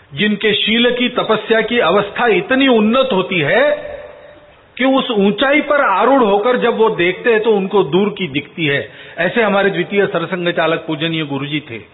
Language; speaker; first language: Hindi; non-native, local second language; Marathi